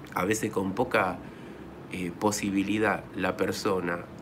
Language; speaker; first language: Spanish; native; Spanish